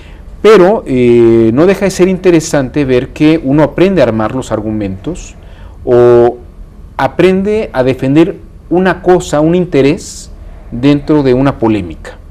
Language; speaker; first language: Spanish; native; Spanish